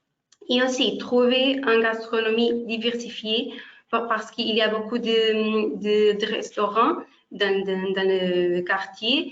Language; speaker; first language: French; non-native, fluent; Portuguese